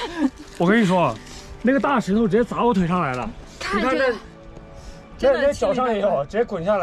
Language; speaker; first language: Chinese; native; Chinese